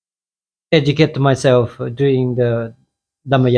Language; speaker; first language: English; non-native, fluent; Thai